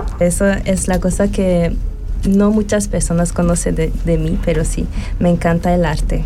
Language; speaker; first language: Spanish; early bilingual, heritage; Spanish